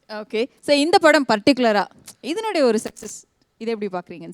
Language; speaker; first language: Tamil; native; Tamil